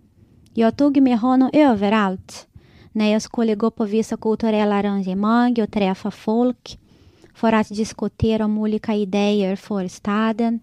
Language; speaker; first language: Swedish; non-native, fluent; Portuguese